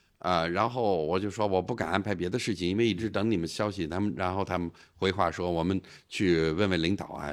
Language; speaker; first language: Chinese; non-native, fluent; English